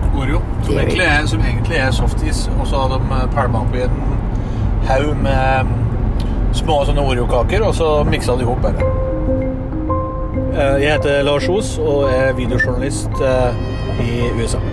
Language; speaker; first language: Norwegian; native; Norwegian